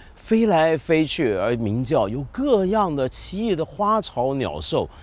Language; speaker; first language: Chinese; native; Chinese